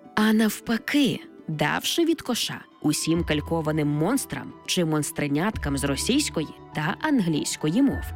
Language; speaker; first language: Ukrainian; native; Ukrainian